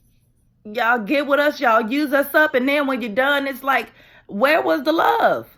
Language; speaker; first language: English; native; English